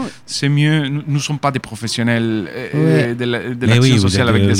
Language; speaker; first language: French; non-native, fluent; Spanish